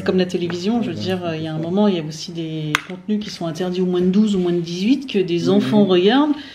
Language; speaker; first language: French; native; French